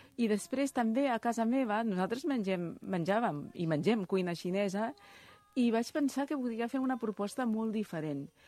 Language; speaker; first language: Catalan; early bilingual, other home language; Chinese